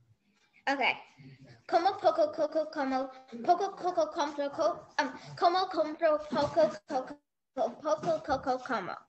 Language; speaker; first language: Spanish; non-native, learner; English